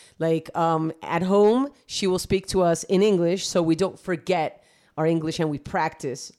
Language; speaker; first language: English; early bilingual, other home language; Spanish